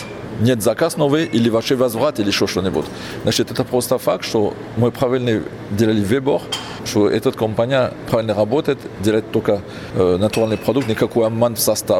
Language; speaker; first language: Russian; non-native, fluent; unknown